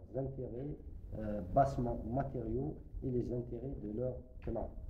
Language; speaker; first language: French; non-native, local second language; Kabyle